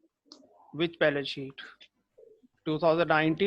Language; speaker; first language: English; non-native, local second language; Hindi